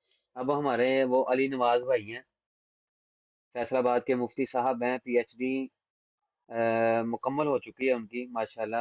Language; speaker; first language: Hindi; non-native, local second language; Punjabi